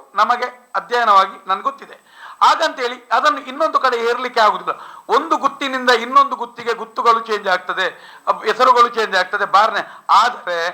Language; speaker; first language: Kannada; non-native, local second language; Tulu